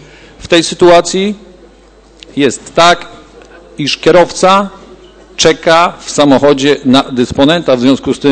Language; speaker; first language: Polish; native; Polish